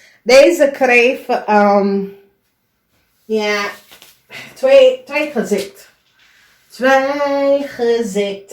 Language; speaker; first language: Dutch; non-native, learner; English